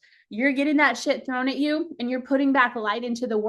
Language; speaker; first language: English; native; English